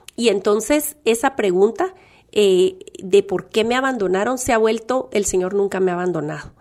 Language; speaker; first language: Spanish; native; Spanish